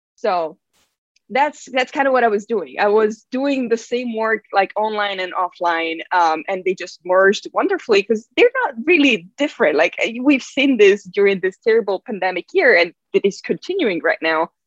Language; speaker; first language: English; non-native, fluent; Italian